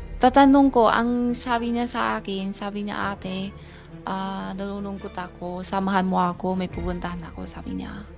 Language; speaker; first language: Filipino; non-native, learner; Chinese